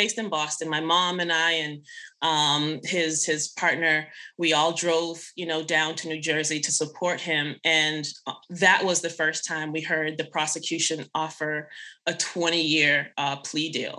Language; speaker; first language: English; native; English